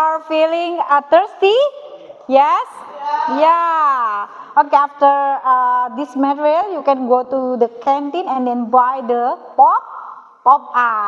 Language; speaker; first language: English; non-native, learner; Indonesian